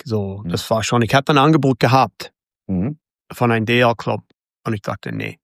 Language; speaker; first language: German; non-native, fluent; English